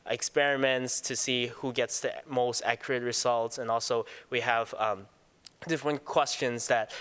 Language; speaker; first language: English; non-native, local second language; Cantonese